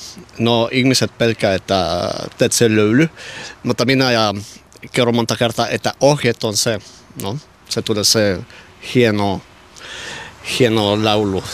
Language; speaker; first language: Finnish; non-native, learner; Spanish